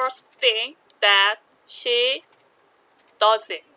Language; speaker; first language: English; non-native, learner; Korean